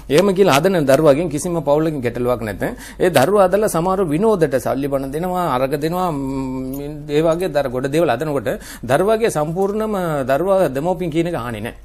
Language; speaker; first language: Sinhala; non-native, fluent; Tamil